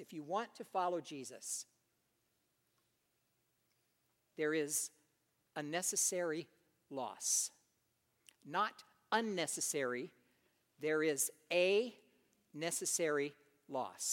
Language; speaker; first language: English; native; English